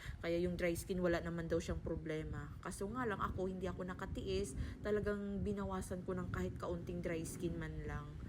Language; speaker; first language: Filipino; non-native, local second language; Hiligaynon